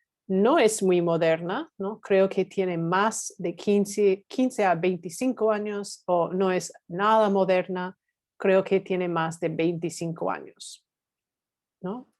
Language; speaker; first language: Spanish; non-native, fluent; English